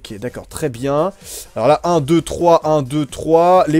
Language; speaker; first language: French; native; French